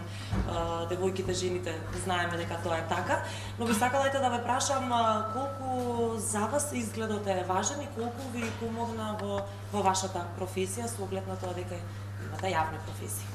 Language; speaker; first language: Macedonian; native; Macedonian